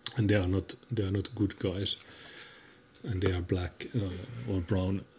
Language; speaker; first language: English; non-native, fluent; Finnish